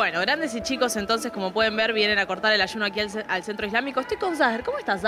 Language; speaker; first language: Spanish; native; Spanish